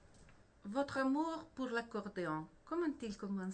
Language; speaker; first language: French; non-native, learner; Italian